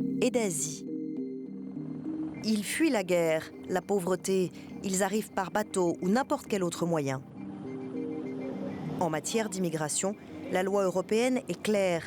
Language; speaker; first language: French; native; French